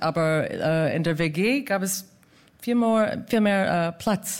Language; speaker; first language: German; non-native, fluent; English